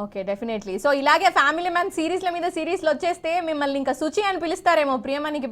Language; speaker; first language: Telugu; native; Telugu